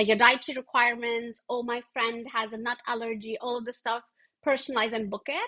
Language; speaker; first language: English; non-native, local second language; Hindi